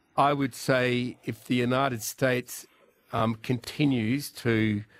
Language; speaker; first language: English; native; English